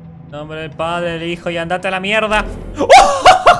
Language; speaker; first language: Spanish; native; Spanish